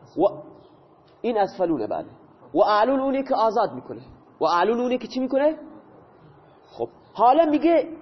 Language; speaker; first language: Persian; native; Persian